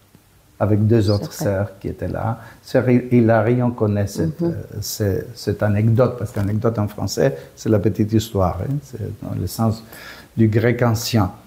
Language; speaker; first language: French; non-native, fluent; Greek